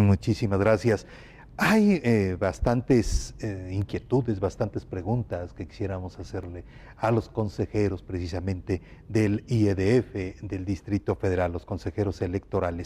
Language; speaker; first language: Spanish; native; Spanish